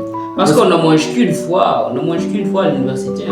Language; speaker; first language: French; non-native, learner; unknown